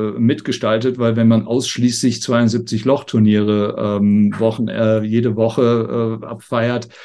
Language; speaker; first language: German; non-native, fluent; English